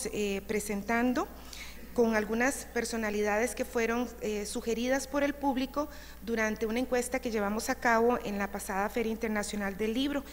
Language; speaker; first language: Spanish; native; Spanish